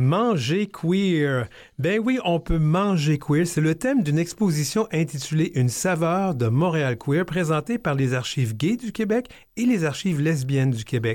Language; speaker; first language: French; native; French